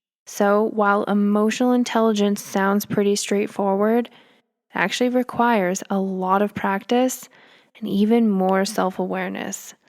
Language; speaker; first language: English; native; English